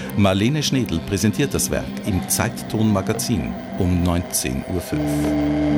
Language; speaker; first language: German; native; German